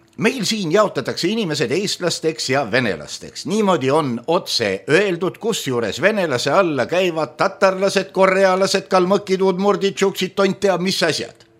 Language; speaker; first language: Estonian; native; Estonian